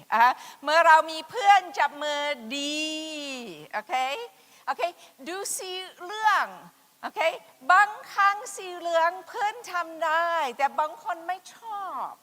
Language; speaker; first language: Thai; non-native, fluent; English